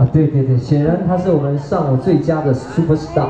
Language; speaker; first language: Chinese; native; Chinese